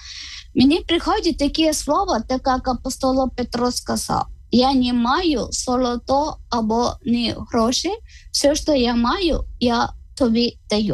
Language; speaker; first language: Ukrainian; non-native, learner; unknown